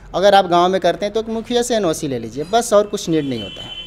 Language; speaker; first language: Hindi; native; Hindi